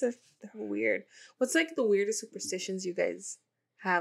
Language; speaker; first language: English; early bilingual, other home language; Spanish